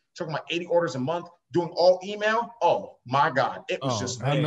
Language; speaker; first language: English; native; English